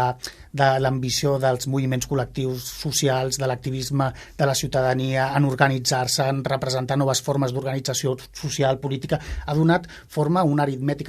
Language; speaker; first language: Catalan; native; Catalan